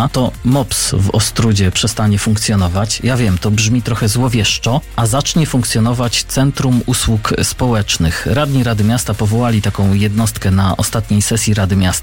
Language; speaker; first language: Polish; native; Polish